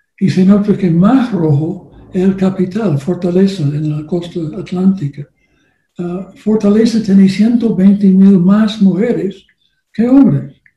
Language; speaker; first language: Spanish; non-native, learner; English